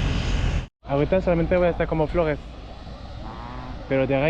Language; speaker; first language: Spanish; non-native, learner; French